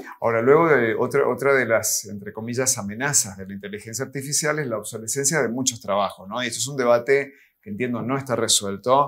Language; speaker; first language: Spanish; native; Spanish